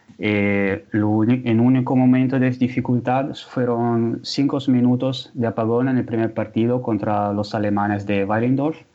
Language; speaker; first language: Spanish; non-native, fluent; Italian